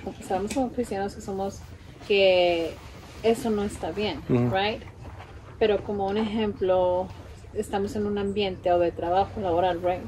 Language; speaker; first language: Spanish; early bilingual, heritage; Spanish